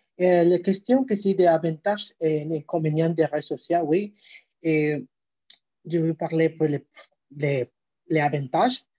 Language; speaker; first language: French; non-native, learner; Spanish